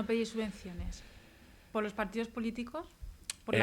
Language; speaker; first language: Spanish; native; Spanish